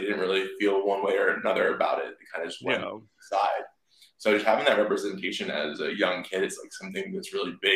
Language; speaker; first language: English; native; English